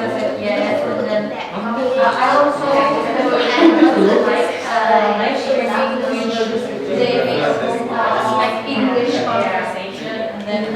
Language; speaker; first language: English; non-native, learner; Indonesian